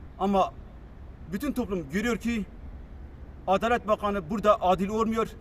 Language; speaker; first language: Turkish; non-native, local second language; Kurdish